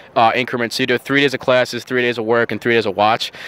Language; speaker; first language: English; native; English